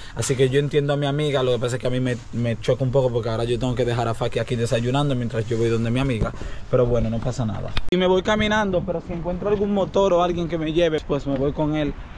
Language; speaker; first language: Spanish; native; Spanish